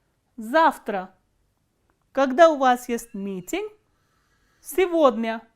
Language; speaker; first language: Russian; non-native, fluent; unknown